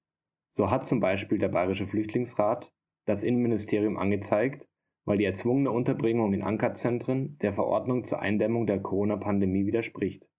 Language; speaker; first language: German; native; German